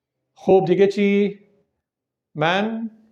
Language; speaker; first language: Persian; non-native, fluent; Urdu